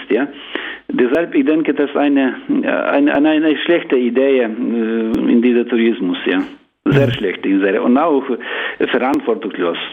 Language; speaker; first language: German; non-native, learner; Ukrainian